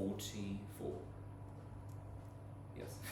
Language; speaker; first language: English; non-native, fluent; Ukrainian